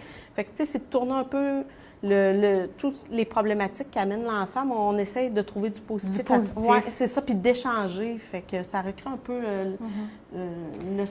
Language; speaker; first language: French; native; French